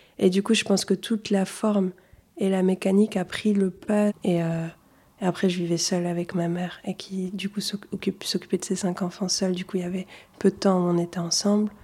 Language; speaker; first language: French; early bilingual, other home language; Arabic